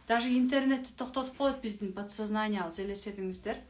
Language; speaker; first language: Russian; non-native, local second language; Kyrgyz